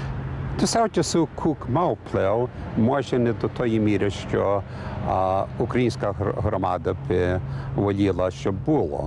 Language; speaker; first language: Ukrainian; early bilingual, heritage; English